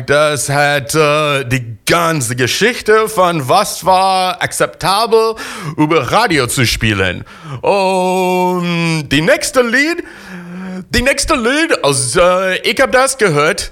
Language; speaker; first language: German; non-native, fluent; English